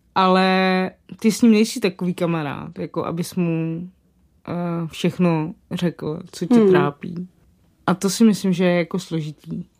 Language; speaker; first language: Czech; native; Czech